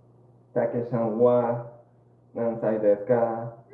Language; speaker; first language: Japanese; non-native, learner; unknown